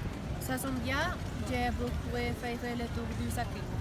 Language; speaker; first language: French; non-native, learner; Spanish